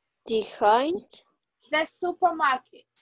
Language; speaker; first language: English; non-native, fluent; Spanish